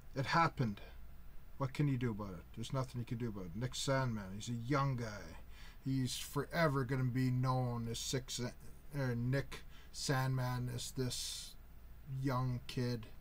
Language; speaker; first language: English; native; English